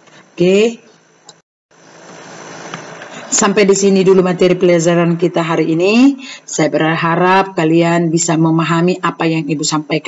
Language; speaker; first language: Indonesian; native; Indonesian